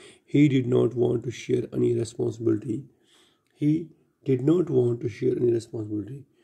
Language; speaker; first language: English; non-native, local second language; Kashmiri